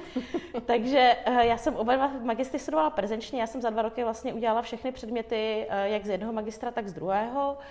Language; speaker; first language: Czech; early bilingual, other home language; Armenian